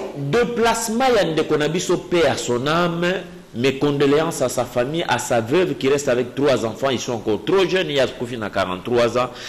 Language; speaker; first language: French; non-native, local second language; Luba-Lulua